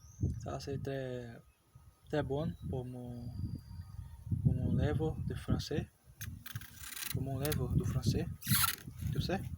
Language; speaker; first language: French; non-native, learner; Portuguese